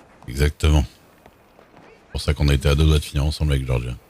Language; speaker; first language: French; native; French